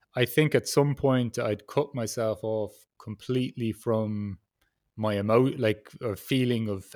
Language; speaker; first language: English; native; English